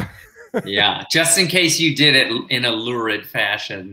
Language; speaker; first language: English; native; English